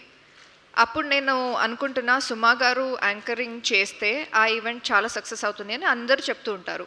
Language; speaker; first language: Telugu; non-native, local second language; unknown